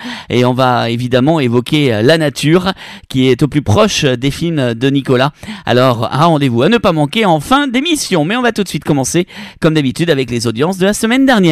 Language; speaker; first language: French; native; French